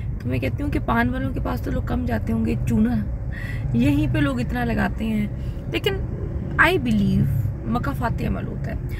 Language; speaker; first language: Urdu; native; Urdu